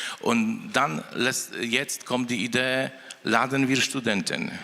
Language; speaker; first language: German; non-native, fluent; Polish